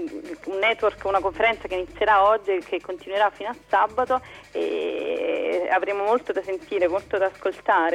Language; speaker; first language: Italian; native; Italian